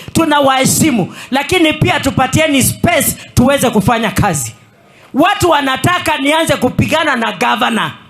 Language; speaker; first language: Swahili; non-native, local second language; Kamba